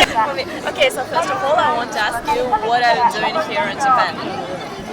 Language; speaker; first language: English; non-native, learner; Russian